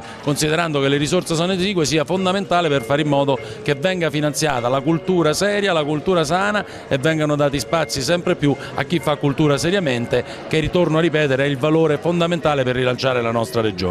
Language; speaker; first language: Italian; native; Italian